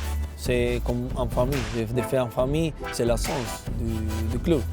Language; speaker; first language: French; non-native, learner; Spanish